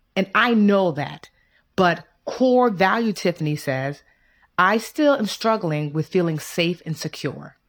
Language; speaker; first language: English; early bilingual, other home language; Yoruba